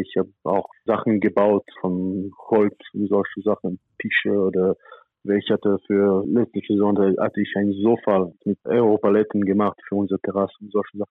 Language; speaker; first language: German; non-native, fluent; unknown